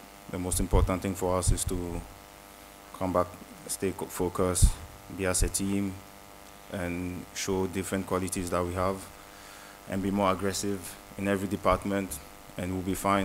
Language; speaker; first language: English; early bilingual, other home language; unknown